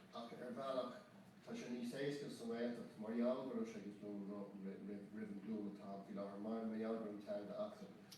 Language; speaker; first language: Irish; non-native, local second language; English